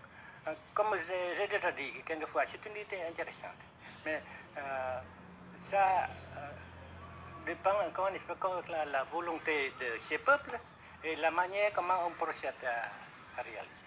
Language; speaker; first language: French; non-native, local second language; Vietnamese